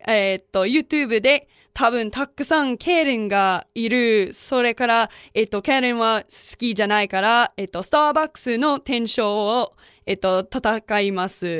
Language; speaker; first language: Japanese; non-native, learner; English